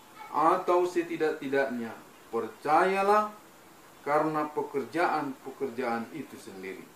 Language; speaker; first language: Indonesian; native; Indonesian